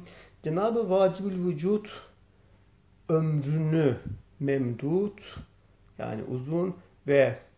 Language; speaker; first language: Turkish; native; Turkish